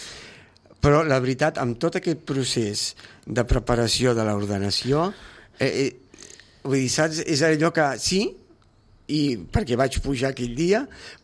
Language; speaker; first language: Catalan; native; Catalan